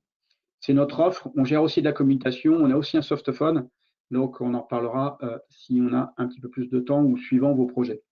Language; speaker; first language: French; native; French